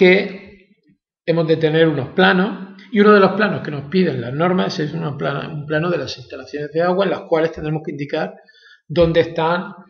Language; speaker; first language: Spanish; native; Spanish